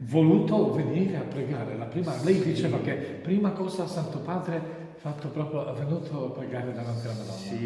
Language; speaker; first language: Italian; non-native, learner; Polish